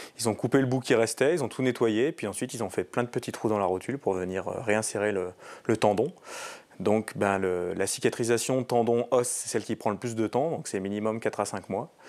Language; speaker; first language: French; native; French